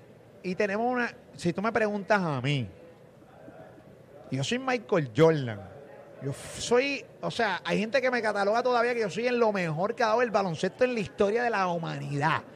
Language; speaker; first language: Spanish; native; Spanish